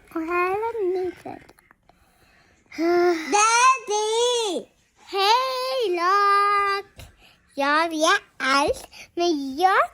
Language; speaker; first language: Swedish; early bilingual, other home language; Mongolian